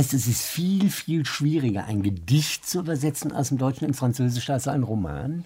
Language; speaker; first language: German; native; German